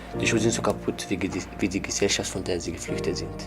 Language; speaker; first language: German; early bilingual, other home language; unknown